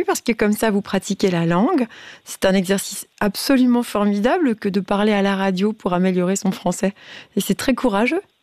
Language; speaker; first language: French; native; French